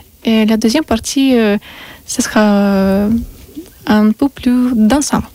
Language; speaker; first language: French; non-native, learner; Russian